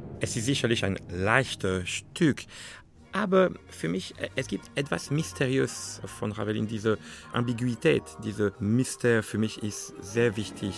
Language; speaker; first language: German; non-native, fluent; French